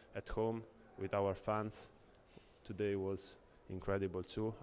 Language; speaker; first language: English; non-native, learner; Italian